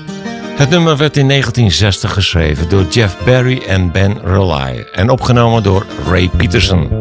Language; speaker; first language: Dutch; native; Dutch